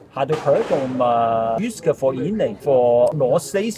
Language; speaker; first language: Danish; non-native, learner; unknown